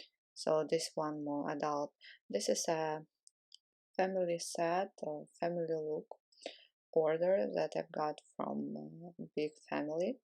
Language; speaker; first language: English; non-native, fluent; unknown